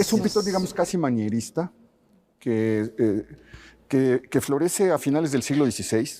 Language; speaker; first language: Spanish; native; Spanish